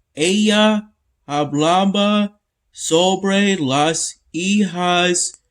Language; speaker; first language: Spanish; non-native, learner; English